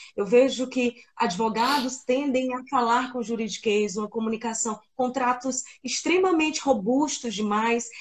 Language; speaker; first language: Portuguese; native; Portuguese